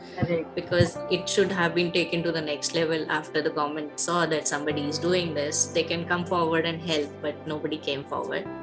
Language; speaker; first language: English; non-native, local second language; Hindi